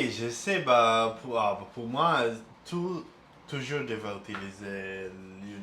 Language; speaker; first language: French; non-native, learner; Italian